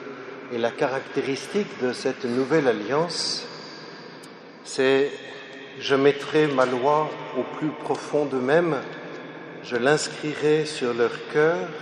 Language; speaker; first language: French; native; French